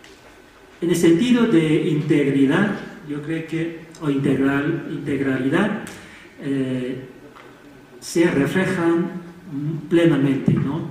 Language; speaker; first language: Spanish; non-native, fluent; Chinese